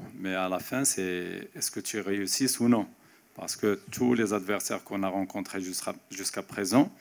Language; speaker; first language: French; non-native, local second language; Arabic